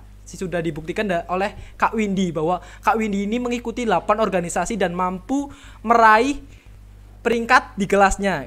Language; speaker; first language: Indonesian; native; Indonesian